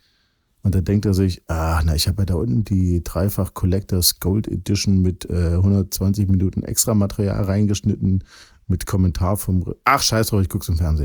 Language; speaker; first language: German; native; German